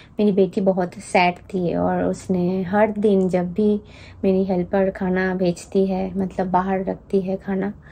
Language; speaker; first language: Hindi; non-native, local second language; Bangla